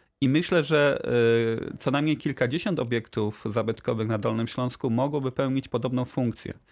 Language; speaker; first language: Polish; native; Polish